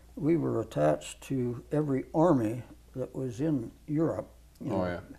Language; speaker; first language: English; native; English